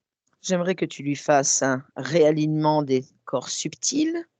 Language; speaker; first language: French; native; French